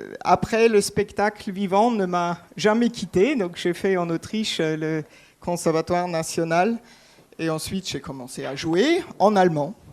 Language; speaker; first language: French; non-native, fluent; German